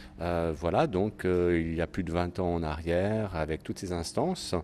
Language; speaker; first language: French; native; French